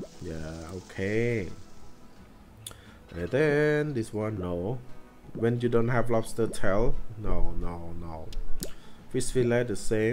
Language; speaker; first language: English; non-native, learner; Khmer